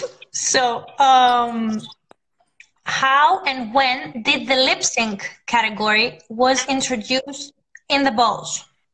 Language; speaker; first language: English; non-native, fluent; Greek